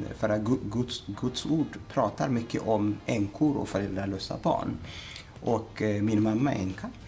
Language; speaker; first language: Swedish; non-native, fluent; Amharic